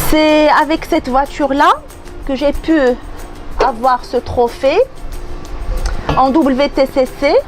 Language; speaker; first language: French; non-native, local second language; Arabic